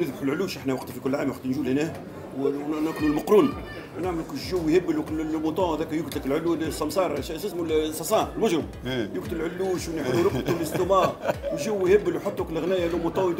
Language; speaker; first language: Arabic; native; Arabic